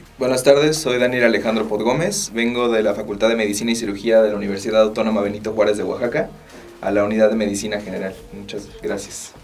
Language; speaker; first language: Spanish; native; Spanish